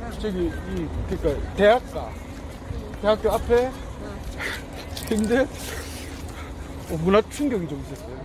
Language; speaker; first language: Korean; native; Korean